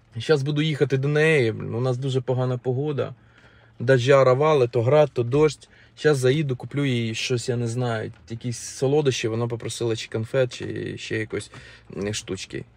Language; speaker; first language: Ukrainian; non-native, local second language; Russian